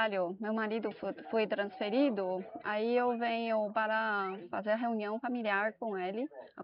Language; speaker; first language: Portuguese; non-native, learner; Chinese